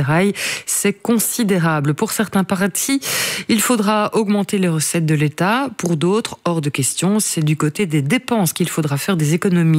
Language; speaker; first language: French; native; French